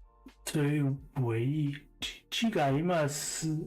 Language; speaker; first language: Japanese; non-native, learner; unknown